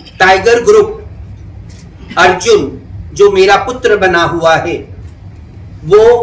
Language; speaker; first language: Hindi; native; Hindi